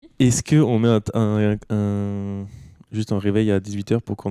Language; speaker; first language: French; native; French